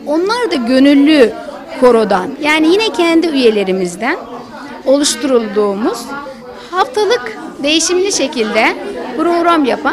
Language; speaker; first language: Turkish; native; Turkish